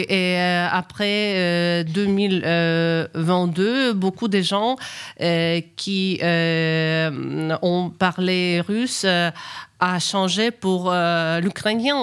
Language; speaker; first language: French; non-native, fluent; Ukrainian